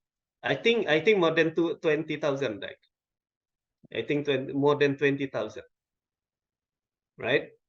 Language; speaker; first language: English; non-native, local second language; Indonesian